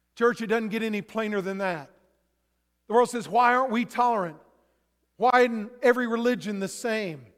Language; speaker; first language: English; native; English